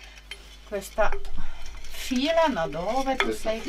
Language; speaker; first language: Italian; non-native, learner; Czech